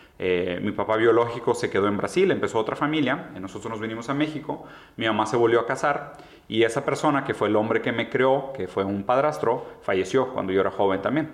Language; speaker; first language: Spanish; early bilingual, other home language; Portuguese